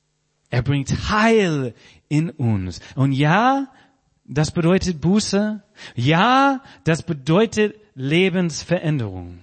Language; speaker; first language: German; non-native, fluent; English